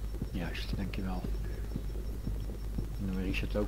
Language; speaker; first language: Dutch; native; Dutch